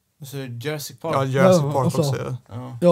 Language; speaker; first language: Swedish; native; Swedish